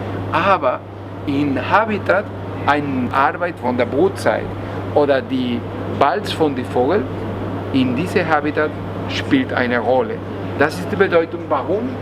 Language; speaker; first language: German; non-native, learner; Spanish